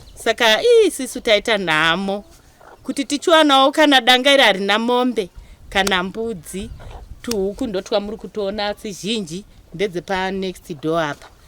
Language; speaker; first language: Shona; native; Shona